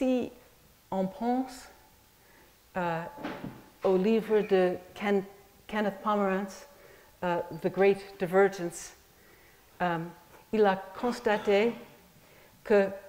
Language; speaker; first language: French; non-native, fluent; English